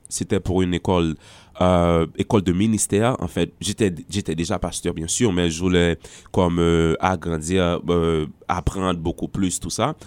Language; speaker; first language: French; non-native, local second language; Haitian Creole